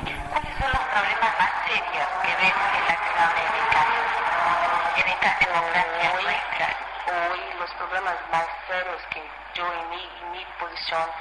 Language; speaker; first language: Spanish; non-native, fluent; Portuguese